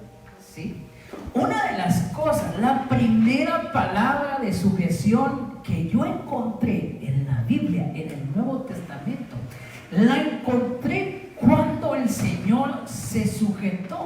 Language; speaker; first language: Spanish; native; Spanish